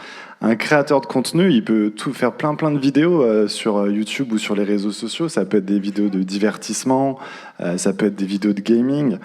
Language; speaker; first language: French; native; French